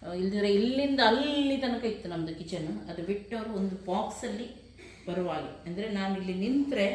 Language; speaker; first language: Kannada; non-native, local second language; Konkani